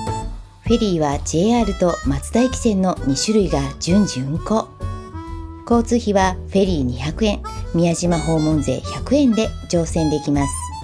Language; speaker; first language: Japanese; native; Japanese